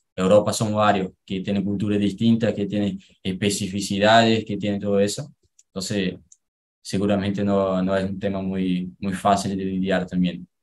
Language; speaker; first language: Spanish; non-native, learner; Portuguese